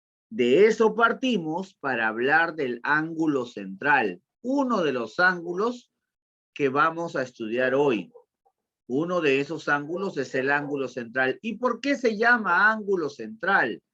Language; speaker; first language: Spanish; native; Spanish